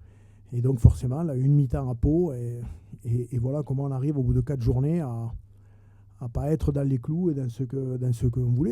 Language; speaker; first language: French; native; French